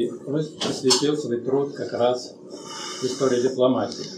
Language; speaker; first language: Russian; native; Russian